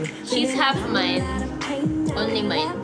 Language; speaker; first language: English; non-native, local second language; Filipino